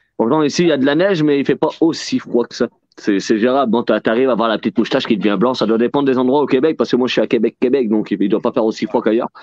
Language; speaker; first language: French; native; French